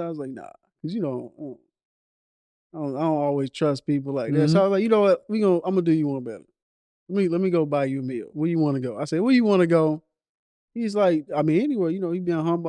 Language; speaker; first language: English; native; English